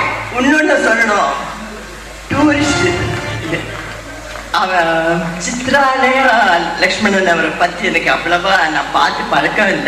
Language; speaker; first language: Tamil; non-native, local second language; Telugu